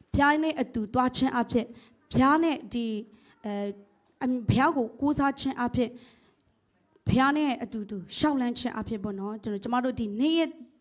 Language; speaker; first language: Burmese; non-native, local second language; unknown